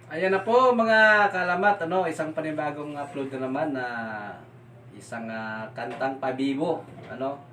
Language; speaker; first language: Filipino; non-native, local second language; Cebuano